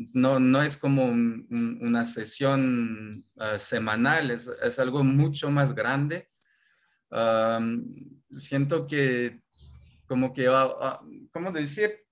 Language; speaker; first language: Spanish; non-native, fluent; French